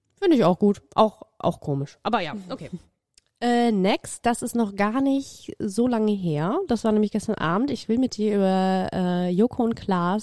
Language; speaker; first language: German; native; German